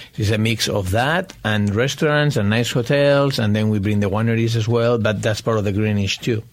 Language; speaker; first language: English; non-native, fluent; Spanish